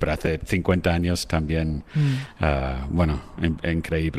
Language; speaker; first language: Spanish; non-native, fluent; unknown